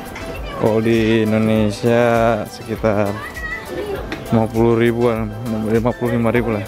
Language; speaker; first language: Indonesian; native; Indonesian